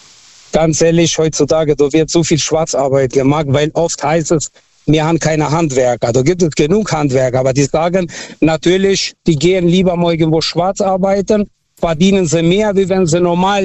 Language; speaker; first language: German; non-native, fluent; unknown